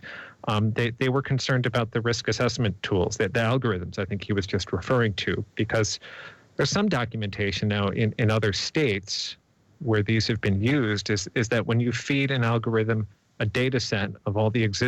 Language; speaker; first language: English; native; English